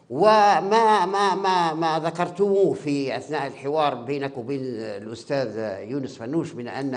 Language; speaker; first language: Arabic; native; Arabic